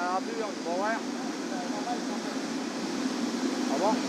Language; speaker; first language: French; native; French